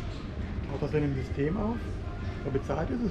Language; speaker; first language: German; native; German